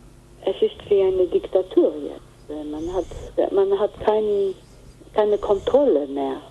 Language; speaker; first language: German; non-native, fluent; Greek